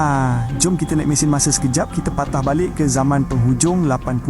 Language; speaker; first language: Malay; native; Malay